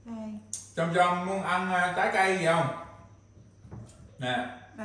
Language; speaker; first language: Vietnamese; non-native, fluent; English